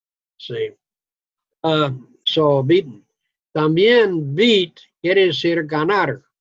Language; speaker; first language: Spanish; non-native, fluent; English